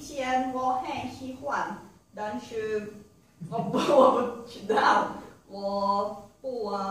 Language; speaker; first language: Chinese; non-native, learner; Portuguese